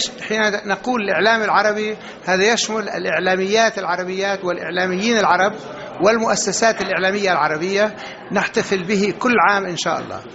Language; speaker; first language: Arabic; native; Arabic